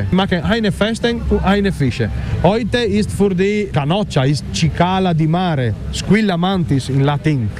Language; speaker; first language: German; non-native, learner; Italian